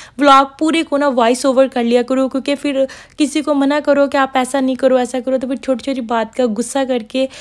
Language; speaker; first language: Urdu; non-native, local second language; Punjabi